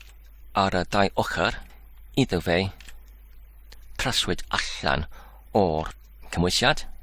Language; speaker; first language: Welsh; non-native, fluent; English